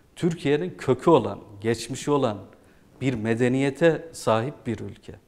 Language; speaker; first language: Turkish; native; Turkish